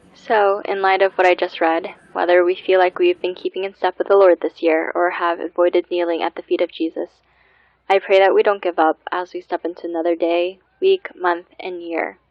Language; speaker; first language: English; native; English